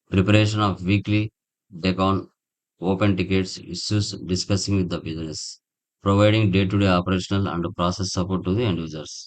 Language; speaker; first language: English; non-native, local second language; Telugu